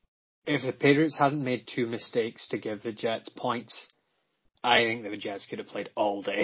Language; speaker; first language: English; native; English